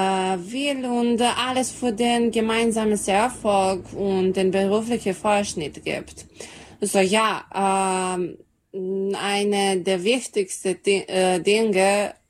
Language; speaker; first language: German; non-native, learner; Serbian